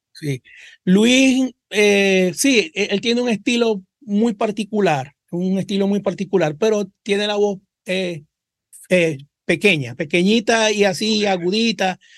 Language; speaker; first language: Spanish; native; Spanish